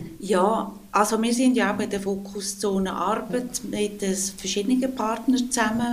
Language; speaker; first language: German; native; German